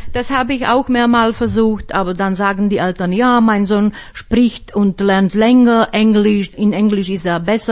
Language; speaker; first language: German; non-native, fluent; Slovak